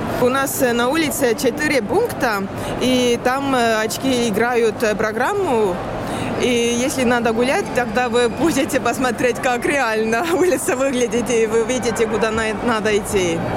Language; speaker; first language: Russian; non-native, learner; Estonian